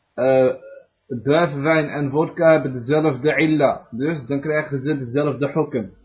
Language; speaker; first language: Dutch; early bilingual, other home language; Arabic